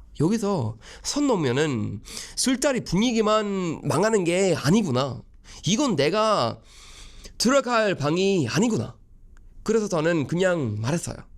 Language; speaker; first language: Korean; non-native, fluent; Swedish